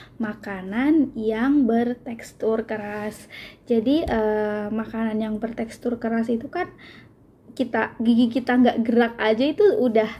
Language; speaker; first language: Indonesian; native; Indonesian